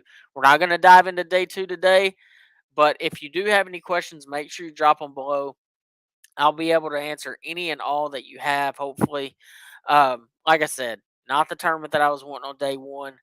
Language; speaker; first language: English; native; English